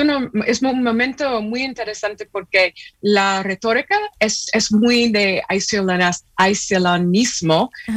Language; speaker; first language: Spanish; non-native, fluent; English